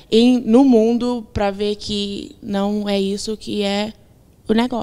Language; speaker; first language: Portuguese; early bilingual, heritage; Portuguese